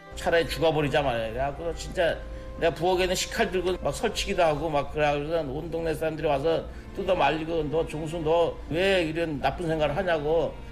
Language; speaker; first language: Korean; native; Korean